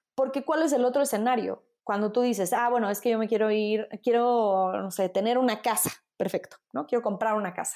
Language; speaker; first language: Spanish; native; Spanish